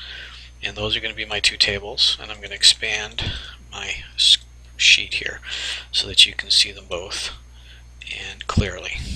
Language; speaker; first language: English; native; English